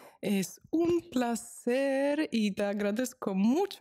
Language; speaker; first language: Spanish; non-native, fluent; Polish